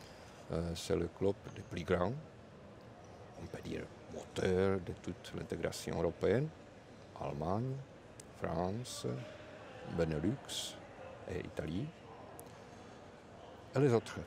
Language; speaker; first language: French; non-native, fluent; Czech